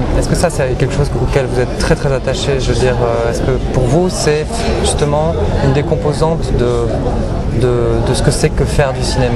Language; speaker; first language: French; native; French